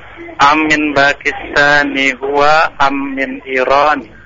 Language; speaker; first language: Arabic; non-native, learner; Indonesian